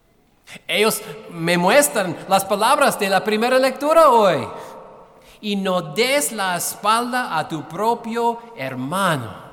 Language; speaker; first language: Spanish; non-native, fluent; English